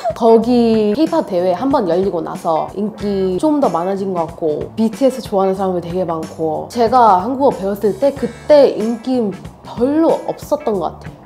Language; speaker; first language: Korean; non-native, fluent; Hindi